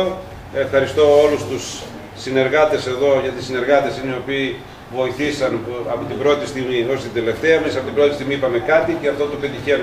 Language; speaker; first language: Greek; native; Greek